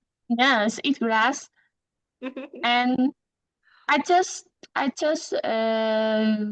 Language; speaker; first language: English; non-native, learner; Vietnamese